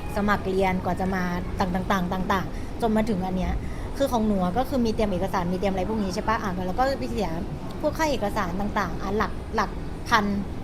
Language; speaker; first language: Thai; native; Thai